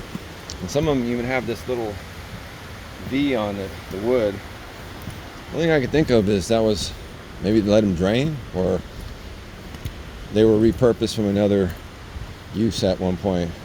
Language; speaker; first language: English; native; English